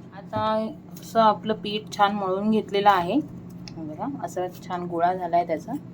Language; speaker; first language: Marathi; native; Marathi